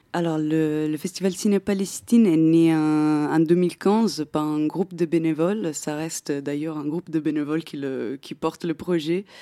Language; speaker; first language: French; non-native, fluent; Italian